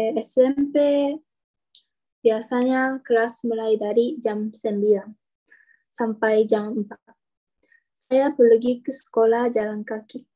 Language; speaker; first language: Indonesian; non-native, learner; Japanese